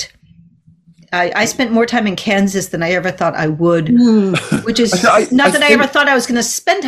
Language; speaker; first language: English; native; English